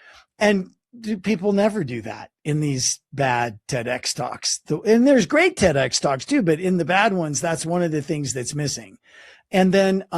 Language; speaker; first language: English; native; English